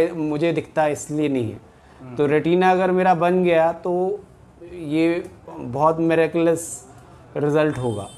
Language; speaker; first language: Hindi; native; Hindi